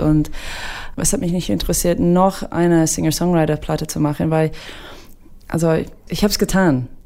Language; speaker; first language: German; non-native, fluent; English